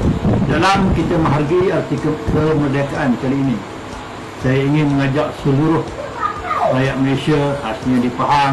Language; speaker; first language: Malay; native; Malay